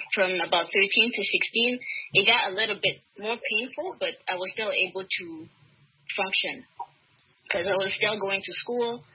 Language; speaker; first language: English; non-native, fluent; Rundi